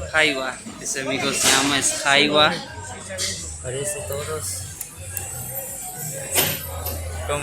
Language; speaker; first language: Spanish; non-native, learner; Urdu